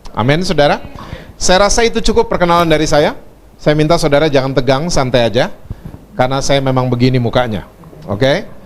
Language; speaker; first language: Indonesian; native; Indonesian